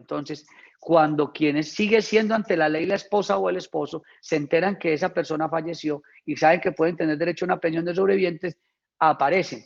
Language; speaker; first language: Spanish; native; Spanish